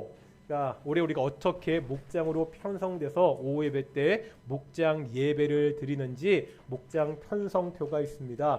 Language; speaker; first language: Korean; native; Korean